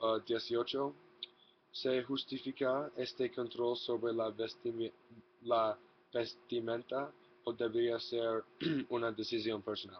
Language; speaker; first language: Spanish; non-native, learner; English